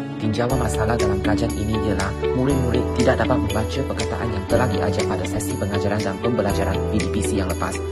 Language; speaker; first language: Malay; non-native, local second language; Chinese